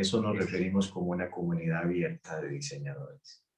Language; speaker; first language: Spanish; native; Spanish